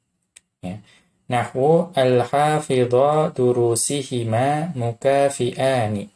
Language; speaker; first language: Arabic; non-native, fluent; Indonesian